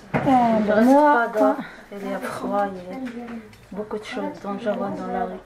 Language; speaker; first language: French; non-native, learner; Arabic